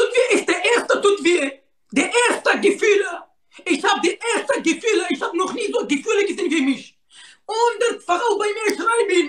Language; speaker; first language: German; non-native, learner; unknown